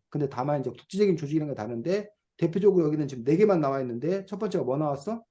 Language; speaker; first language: Korean; native; Korean